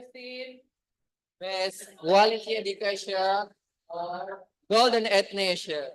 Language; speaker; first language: English; non-native, fluent; Indonesian